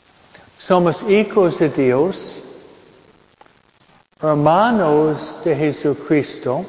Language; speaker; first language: Spanish; non-native, fluent; English